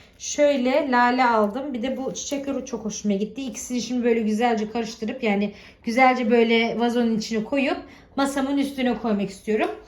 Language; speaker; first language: Turkish; early bilingual, heritage; Turkish